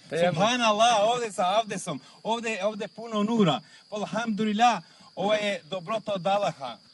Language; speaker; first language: Bosnian; non-native, local second language; Romany